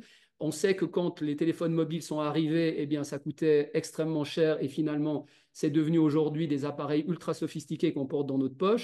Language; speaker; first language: French; native; French